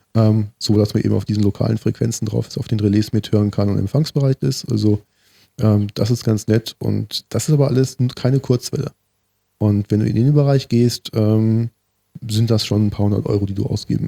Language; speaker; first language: German; native; German